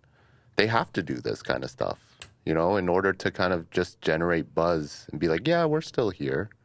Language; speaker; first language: English; native; English